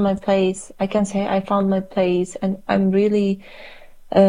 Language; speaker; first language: English; non-native, fluent; Uzbek